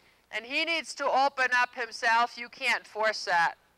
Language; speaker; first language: English; non-native, fluent; German